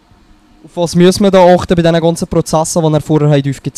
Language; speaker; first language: German; native; German